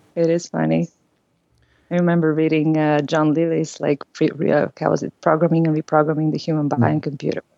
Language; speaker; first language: English; non-native, fluent; Bulgarian